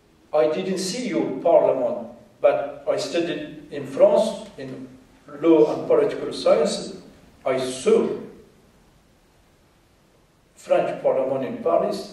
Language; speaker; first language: English; non-native, fluent; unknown